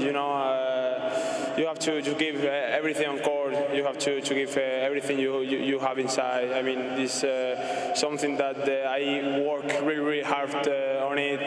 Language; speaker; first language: English; non-native, fluent; Spanish